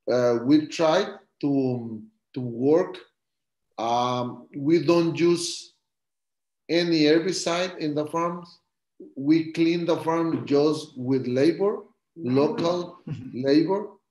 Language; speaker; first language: English; non-native, learner; Spanish